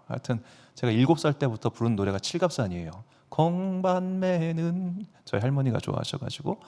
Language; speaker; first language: Korean; native; Korean